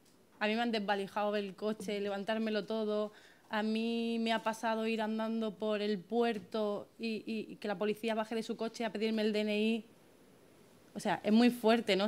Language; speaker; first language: Spanish; native; Spanish